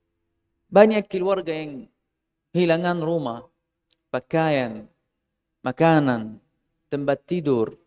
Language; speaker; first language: Indonesian; non-native, fluent; Arabic